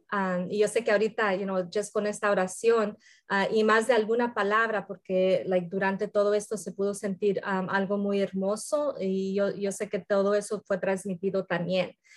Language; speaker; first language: Spanish; early bilingual, heritage; Spanish